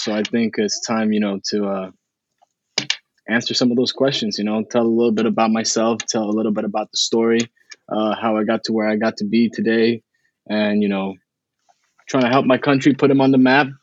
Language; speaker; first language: English; early bilingual, other home language; Spanish